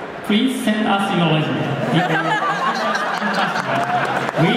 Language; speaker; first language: English; non-native, fluent; Japanese